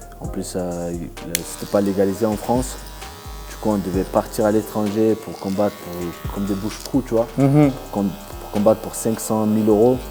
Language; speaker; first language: French; early bilingual, other home language; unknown